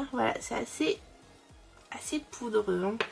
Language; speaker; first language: French; native; French